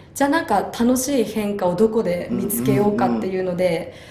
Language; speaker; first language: Japanese; native; Japanese